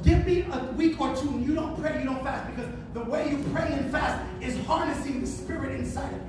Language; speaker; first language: English; early bilingual, other home language; Spanish